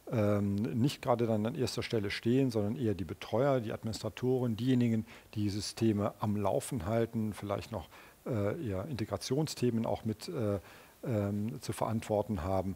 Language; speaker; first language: German; native; German